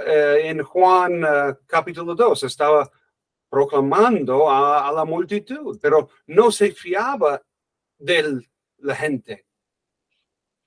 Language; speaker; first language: Spanish; non-native, fluent; English